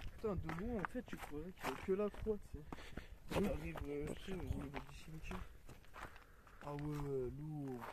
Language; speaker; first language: French; native; French